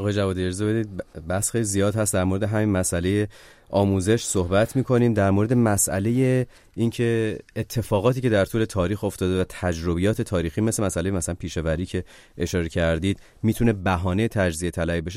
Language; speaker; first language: Persian; native; Persian